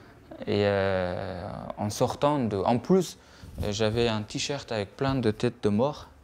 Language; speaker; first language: French; non-native, fluent; Persian